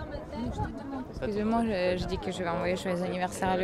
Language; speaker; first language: French; non-native, fluent; Russian